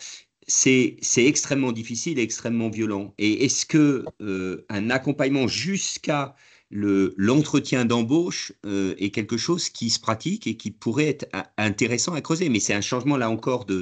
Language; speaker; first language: French; native; French